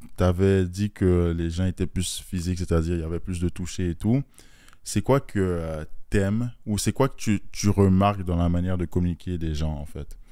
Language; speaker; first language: French; native; French